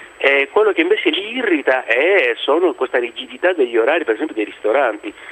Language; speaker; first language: Italian; non-native, fluent; Greek